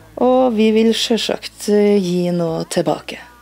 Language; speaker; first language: Norwegian; native; Norwegian